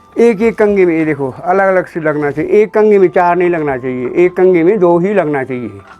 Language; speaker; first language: Hindi; non-native, local second language; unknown